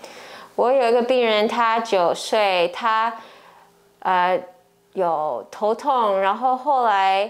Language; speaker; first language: Chinese; early bilingual, heritage; English